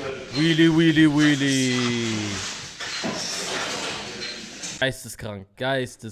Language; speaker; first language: German; native; German